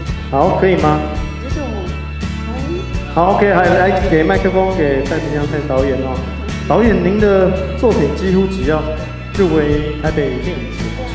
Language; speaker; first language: Chinese; native; Chinese